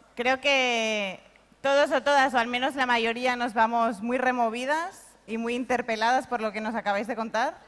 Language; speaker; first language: Spanish; non-native, local second language; Catalan